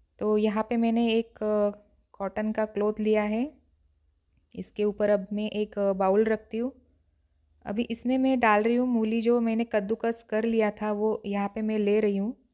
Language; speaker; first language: Hindi; non-native, local second language; Marathi